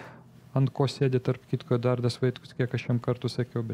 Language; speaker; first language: Lithuanian; native; Lithuanian